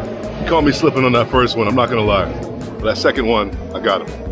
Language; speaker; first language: English; native; English